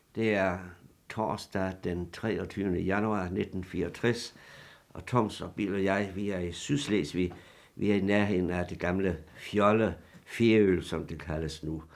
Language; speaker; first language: Danish; native; Danish